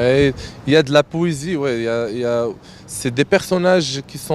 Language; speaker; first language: French; non-native, local second language; Arabic